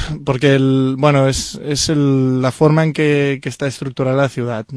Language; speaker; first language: Spanish; native; Spanish